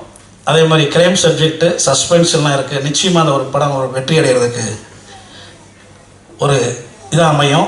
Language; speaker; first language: Tamil; native; Tamil